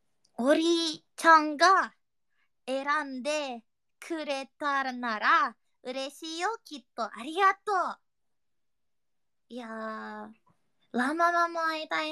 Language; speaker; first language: Japanese; non-native, learner; Indonesian